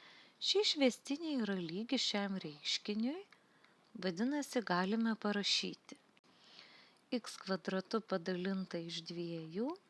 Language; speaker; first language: Lithuanian; native; Lithuanian